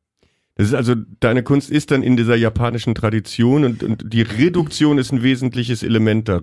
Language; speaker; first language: German; native; German